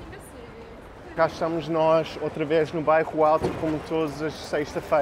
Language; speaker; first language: Portuguese; native; Portuguese